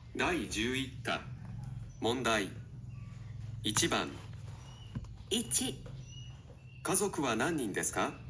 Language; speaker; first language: Japanese; non-native, fluent; Burmese